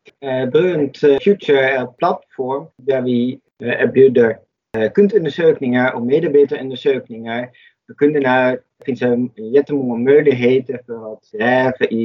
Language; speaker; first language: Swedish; non-native, fluent; Dutch